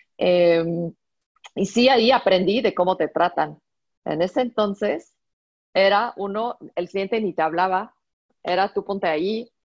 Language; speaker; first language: Spanish; non-native, fluent; French